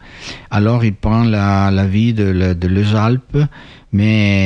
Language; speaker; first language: French; non-native, learner; Italian